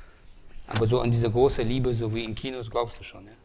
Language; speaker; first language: German; native; German